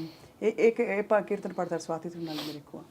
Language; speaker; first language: Telugu; native; Telugu